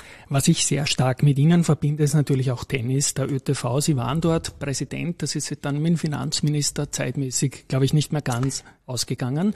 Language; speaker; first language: German; native; German